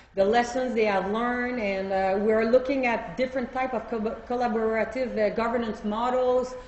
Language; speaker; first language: English; non-native, fluent; French